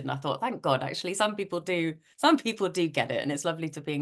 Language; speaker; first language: English; native; English